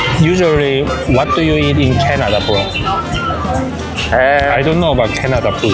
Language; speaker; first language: English; non-native, learner; Korean